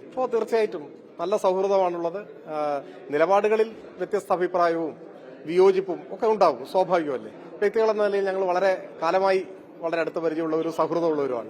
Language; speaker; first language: Malayalam; native; Malayalam